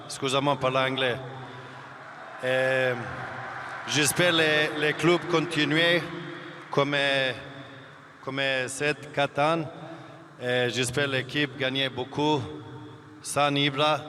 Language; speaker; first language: French; non-native, learner; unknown